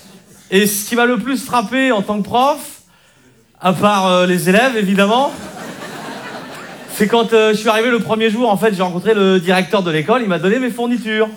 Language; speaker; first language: French; native; French